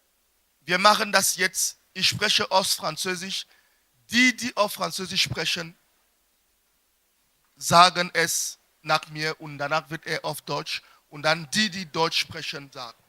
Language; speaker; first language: German; non-native, fluent; French